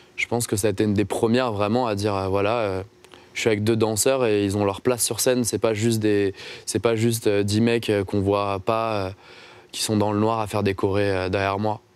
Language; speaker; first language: French; native; French